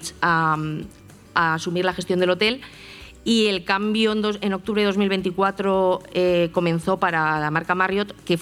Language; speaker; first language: Spanish; native; Spanish